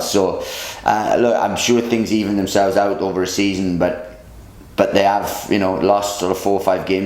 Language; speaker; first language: English; native; English